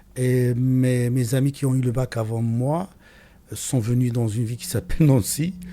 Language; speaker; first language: French; non-native, local second language; Arabic